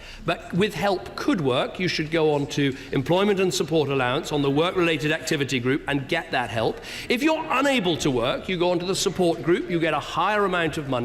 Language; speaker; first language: English; native; English